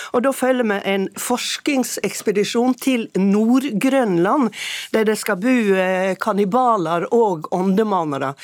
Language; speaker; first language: Norwegian; native; Norwegian